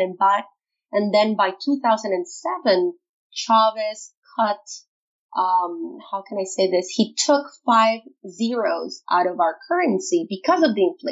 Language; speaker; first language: English; non-native, fluent; Spanish